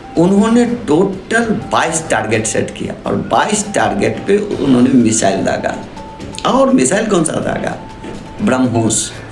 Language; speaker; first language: Hindi; non-native, local second language; Maithili